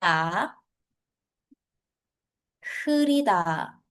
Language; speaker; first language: Korean; non-native, learner; Filipino